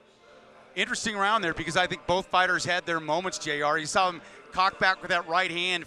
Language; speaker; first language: English; native; English